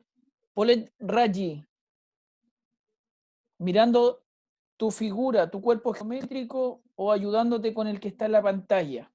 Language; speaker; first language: Spanish; native; Spanish